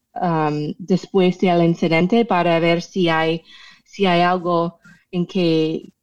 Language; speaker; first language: Spanish; non-native, fluent; English